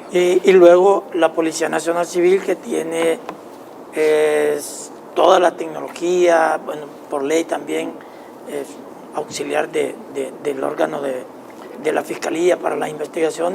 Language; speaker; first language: Spanish; native; Spanish